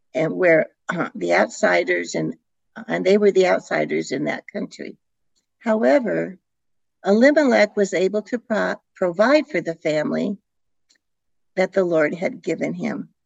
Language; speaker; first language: English; early bilingual, other home language; Dutch